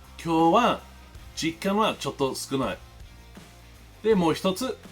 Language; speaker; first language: Japanese; non-native, learner; English